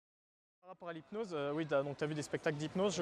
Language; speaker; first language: French; native; French